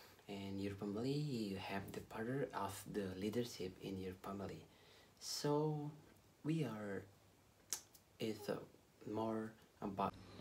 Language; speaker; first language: English; non-native, learner; Balinese